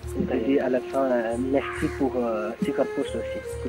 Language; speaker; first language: French; non-native, learner; Nepali